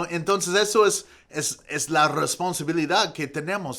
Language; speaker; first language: Spanish; non-native, fluent; English